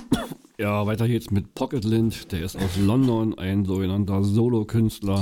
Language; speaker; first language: German; native; German